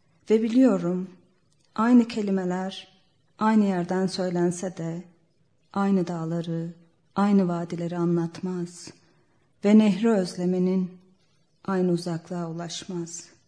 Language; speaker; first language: Turkish; non-native, local second language; Kurdish